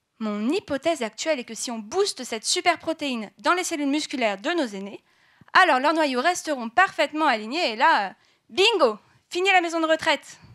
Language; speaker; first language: French; native; French